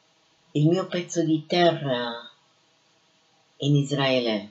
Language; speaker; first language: Italian; non-native, fluent; English